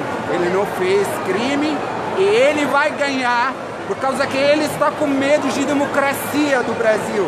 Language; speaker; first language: Portuguese; non-native, learner; Arabic